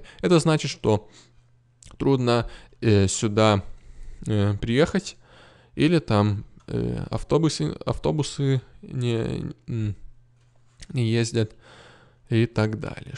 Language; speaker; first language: Russian; non-native, fluent; Lithuanian